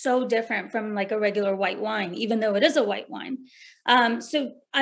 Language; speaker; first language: English; non-native, local second language; Hindi